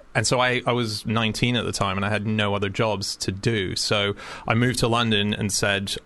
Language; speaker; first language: English; native; English